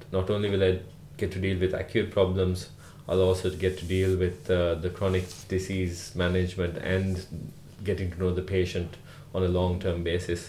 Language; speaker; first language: English; non-native, local second language; Sinhala